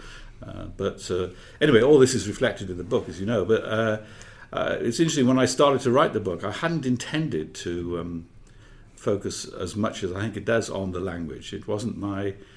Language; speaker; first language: English; native; English